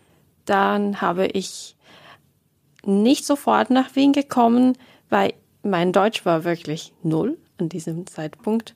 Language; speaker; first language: German; non-native, learner; Japanese